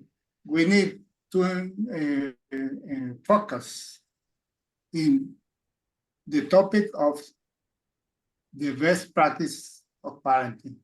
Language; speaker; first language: English; non-native, learner; Spanish